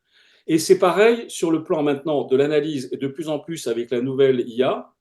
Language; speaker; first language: French; native; French